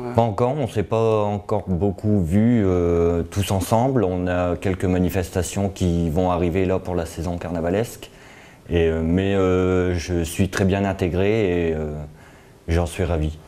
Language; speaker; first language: French; native; French